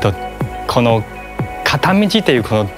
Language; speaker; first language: Japanese; non-native, fluent; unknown